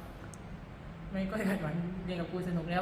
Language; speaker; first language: Thai; native; Thai